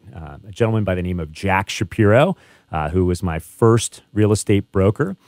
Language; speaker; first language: English; native; English